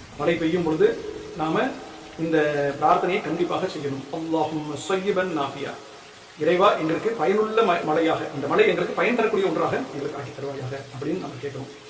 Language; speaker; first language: Tamil; native; Tamil